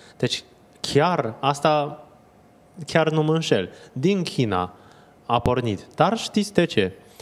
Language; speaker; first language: Romanian; non-native, fluent; Chinese